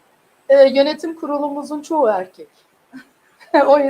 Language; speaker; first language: Turkish; native; Turkish